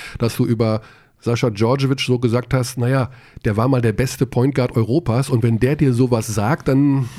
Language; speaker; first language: German; native; German